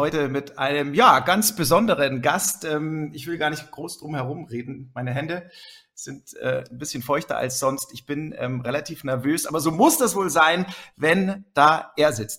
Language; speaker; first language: German; native; German